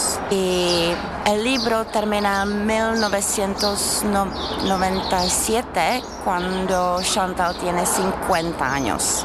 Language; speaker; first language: Spanish; non-native, fluent; Czech